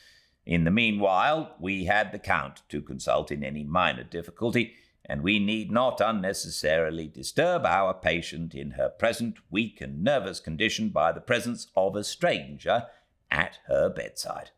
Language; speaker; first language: English; native; English